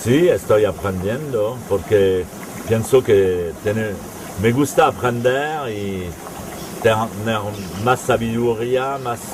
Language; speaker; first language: Spanish; non-native, fluent; French